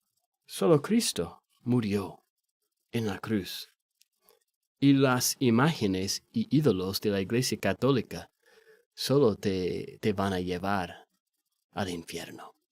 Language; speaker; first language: Spanish; non-native, fluent; English